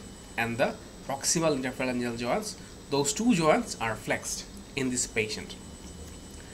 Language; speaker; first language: English; non-native, local second language; Bangla